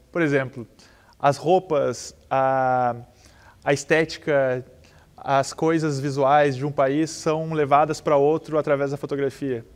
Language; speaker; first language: Portuguese; native; Portuguese